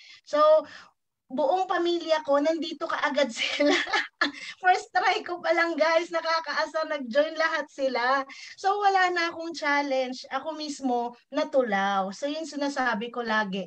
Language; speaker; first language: Filipino; non-native, local second language; Iloko